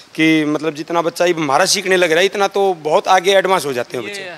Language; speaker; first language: Hindi; native; Hindi